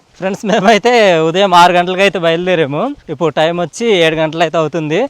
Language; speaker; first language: Telugu; non-native, local second language; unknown